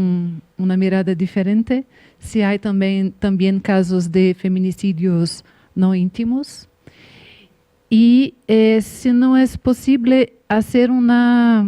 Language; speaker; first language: Spanish; non-native, learner; Portuguese